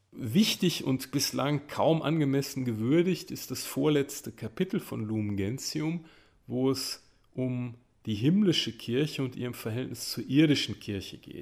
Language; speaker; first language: German; native; German